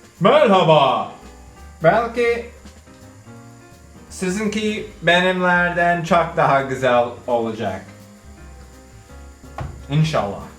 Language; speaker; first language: Turkish; non-native, learner; English